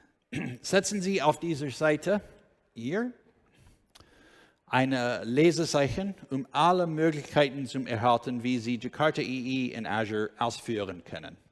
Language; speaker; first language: German; non-native, learner; English